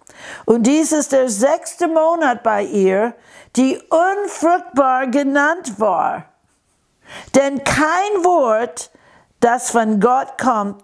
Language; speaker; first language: German; non-native, fluent; English